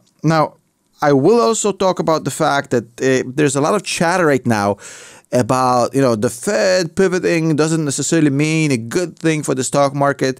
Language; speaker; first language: English; native; English